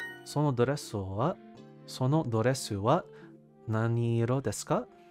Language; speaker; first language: Japanese; non-native, learner; English